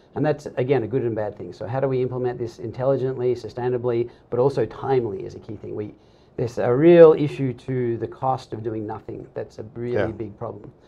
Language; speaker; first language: English; native; English